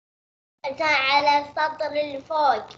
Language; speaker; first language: Arabic; native; Arabic